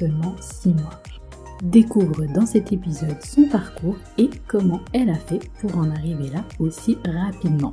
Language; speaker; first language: French; native; French